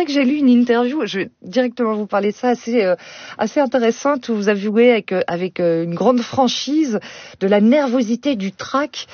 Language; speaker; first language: French; native; French